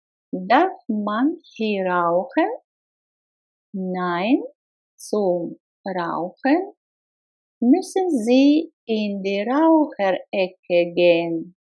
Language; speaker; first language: German; non-native, fluent; Russian